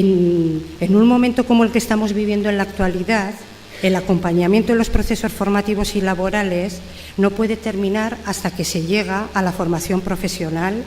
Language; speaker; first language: Spanish; native; Spanish